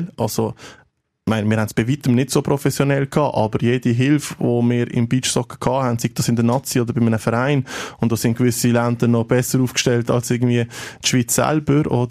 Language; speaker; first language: German; native; German